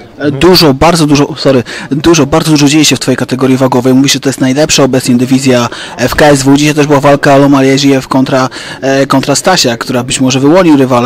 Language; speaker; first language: Polish; native; Polish